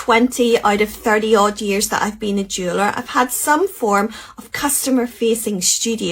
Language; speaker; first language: English; native; English